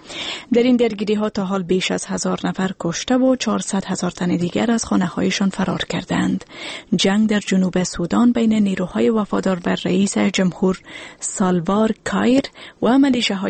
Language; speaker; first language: Persian; native; Persian